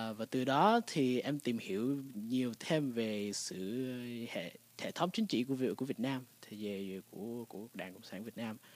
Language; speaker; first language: Vietnamese; early bilingual, heritage; Vietnamese